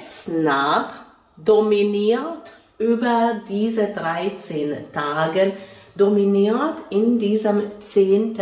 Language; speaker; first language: German; non-native, fluent; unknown